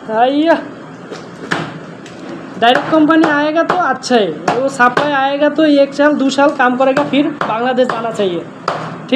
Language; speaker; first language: Hindi; non-native, learner; Bangla